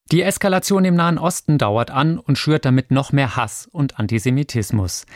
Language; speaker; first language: German; native; German